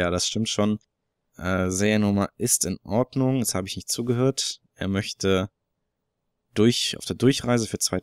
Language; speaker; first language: German; native; German